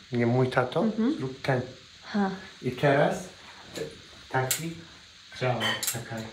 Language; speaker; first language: Polish; non-native, learner; Turkish